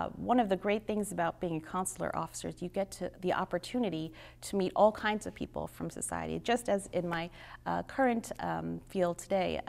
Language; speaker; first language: English; native; English